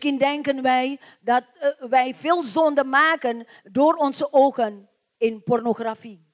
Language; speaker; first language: Dutch; non-native, learner; Indonesian